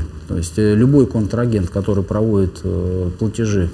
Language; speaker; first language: Russian; native; Russian